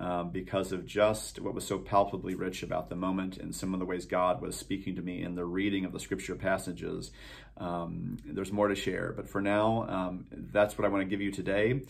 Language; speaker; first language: English; native; English